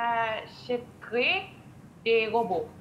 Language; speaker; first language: French; non-native, learner; Malay